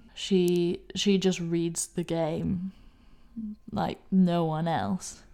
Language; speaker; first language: English; native; English